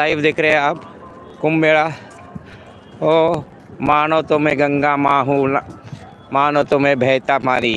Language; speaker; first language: Hindi; non-native, local second language; Marathi